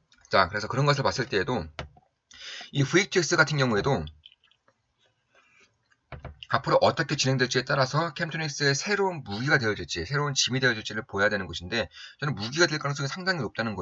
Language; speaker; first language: Korean; native; Korean